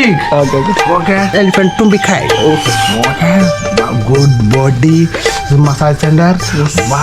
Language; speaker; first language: English; non-native, learner; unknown